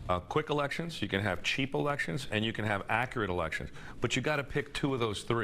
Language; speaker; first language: English; native; English